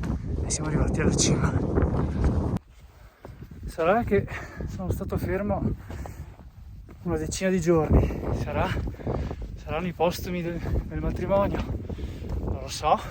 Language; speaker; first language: Italian; native; Italian